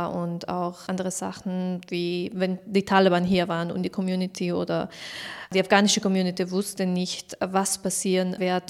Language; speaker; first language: German; non-native, fluent; Persian